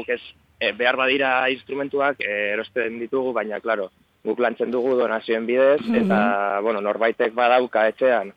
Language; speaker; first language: Basque; non-native, local second language; Spanish